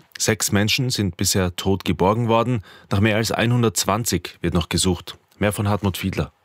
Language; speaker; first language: German; native; German